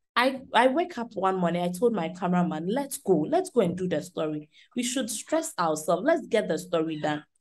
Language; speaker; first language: English; non-native, local second language; Akan